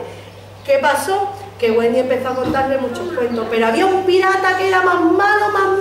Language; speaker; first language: Spanish; native; Spanish